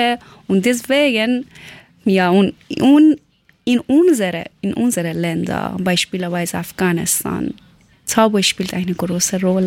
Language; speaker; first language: German; non-native, learner; Persian